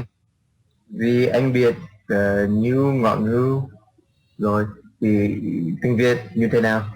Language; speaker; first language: Vietnamese; non-native, learner; English